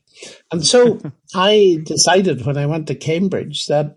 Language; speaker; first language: English; native; English